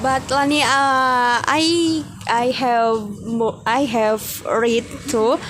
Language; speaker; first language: English; non-native, learner; Indonesian